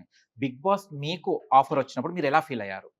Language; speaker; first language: Telugu; native; Telugu